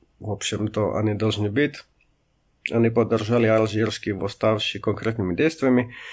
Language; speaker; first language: Russian; non-native, fluent; Finnish